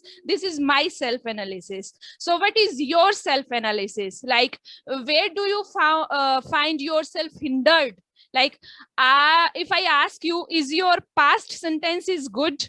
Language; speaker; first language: English; non-native, local second language; Hindi